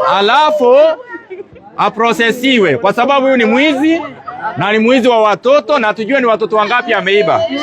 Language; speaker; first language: Swahili; native; Swahili